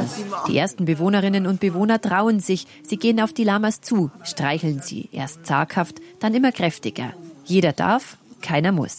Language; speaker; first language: German; native; German